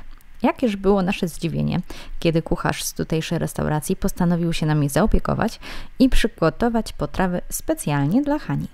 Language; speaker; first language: Polish; native; Polish